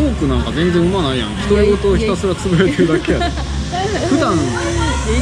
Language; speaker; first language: Japanese; native; Japanese